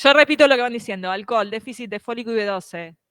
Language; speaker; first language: Spanish; native; Spanish